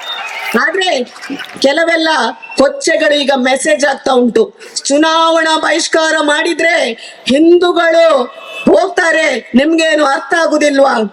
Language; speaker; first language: Kannada; native; Kannada